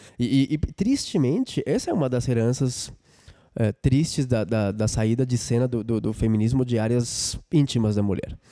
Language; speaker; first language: Portuguese; non-native, fluent; Spanish